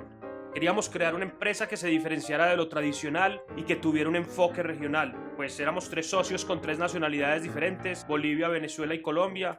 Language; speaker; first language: Spanish; native; Spanish